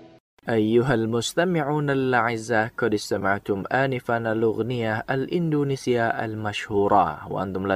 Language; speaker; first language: Arabic; non-native, fluent; Indonesian